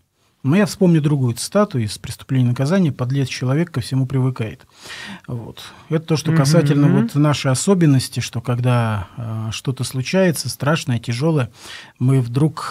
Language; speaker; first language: Russian; native; Russian